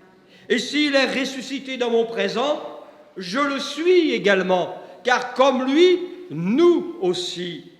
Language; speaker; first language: French; native; French